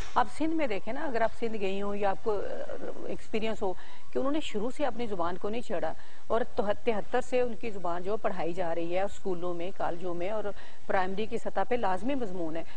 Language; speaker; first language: Urdu; non-native, local second language; Punjabi